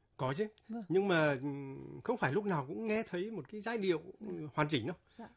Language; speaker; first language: Vietnamese; native; Vietnamese